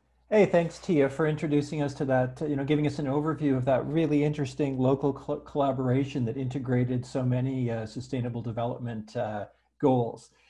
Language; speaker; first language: English; native; English